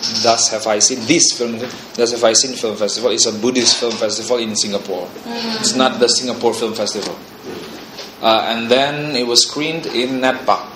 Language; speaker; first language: English; non-native, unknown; Indonesian